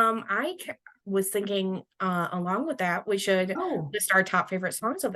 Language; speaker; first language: English; native; English